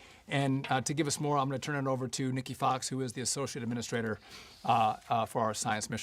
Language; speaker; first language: English; native; English